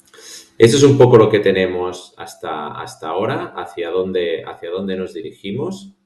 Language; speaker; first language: Spanish; native; Spanish